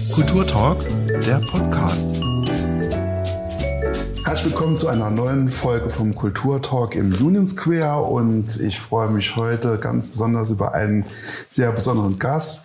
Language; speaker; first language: German; native; German